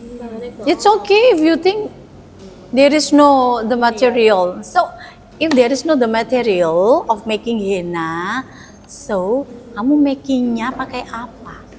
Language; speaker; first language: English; non-native, learner; Indonesian